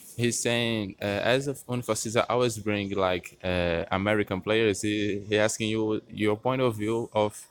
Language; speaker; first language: English; non-native, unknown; Portuguese